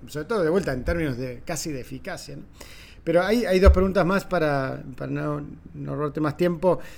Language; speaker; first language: Spanish; native; Spanish